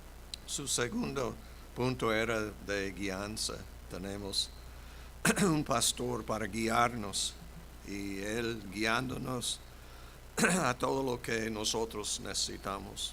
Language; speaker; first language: Spanish; non-native, fluent; English